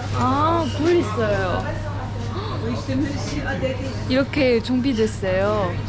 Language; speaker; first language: Korean; non-native, learner; French